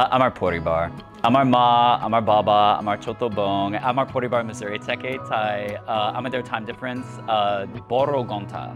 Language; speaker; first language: Bangla; non-native, learner; English